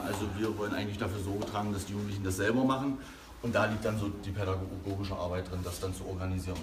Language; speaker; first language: German; native; German